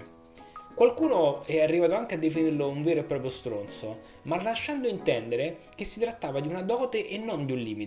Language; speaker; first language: Italian; native; Italian